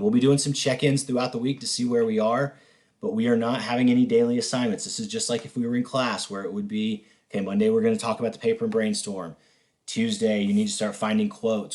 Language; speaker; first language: English; native; English